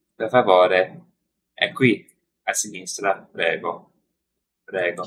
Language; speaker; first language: Italian; non-native, learner; English